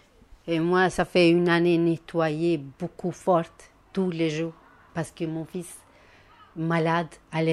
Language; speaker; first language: French; non-native, learner; Albanian